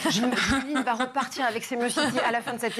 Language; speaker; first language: French; native; French